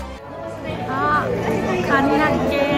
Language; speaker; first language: Japanese; non-native, fluent; Korean